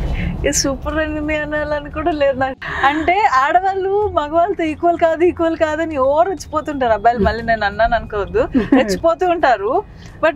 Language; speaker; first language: Telugu; native; Telugu